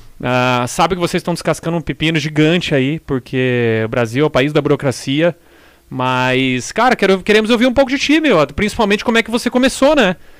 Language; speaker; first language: Portuguese; native; Portuguese